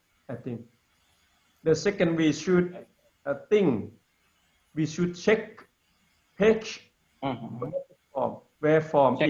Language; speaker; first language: English; non-native, learner; Lao